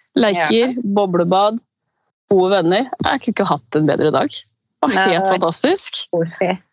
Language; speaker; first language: Norwegian; native; Norwegian